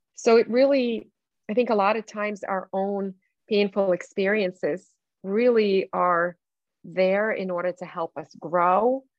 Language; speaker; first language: English; non-native, fluent; Russian